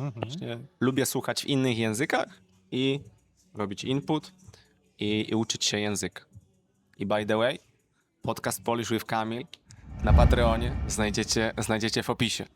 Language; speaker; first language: Polish; native; Polish